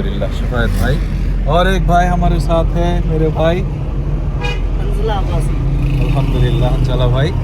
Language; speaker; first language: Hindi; non-native, learner; Bangla